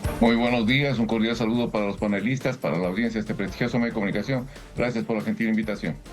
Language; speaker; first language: Spanish; native; Spanish